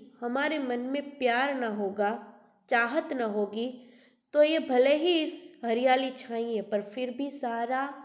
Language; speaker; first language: Hindi; non-native, local second language; Gujarati